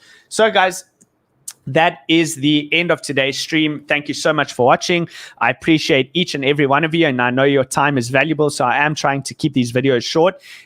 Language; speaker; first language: English; native; English